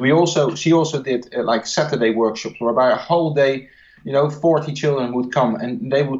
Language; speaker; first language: English; non-native, fluent; Dutch